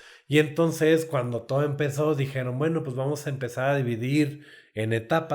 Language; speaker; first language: Spanish; native; Spanish